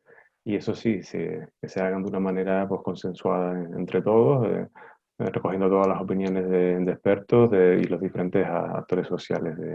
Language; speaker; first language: Spanish; native; Spanish